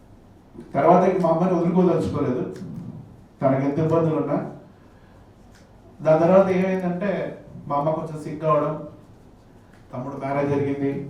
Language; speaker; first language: Telugu; native; Telugu